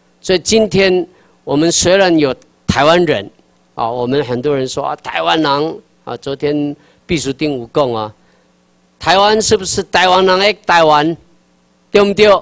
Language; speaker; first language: Chinese; non-native, local second language; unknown